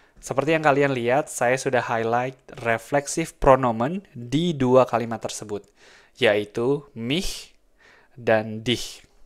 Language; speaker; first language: Indonesian; native; Indonesian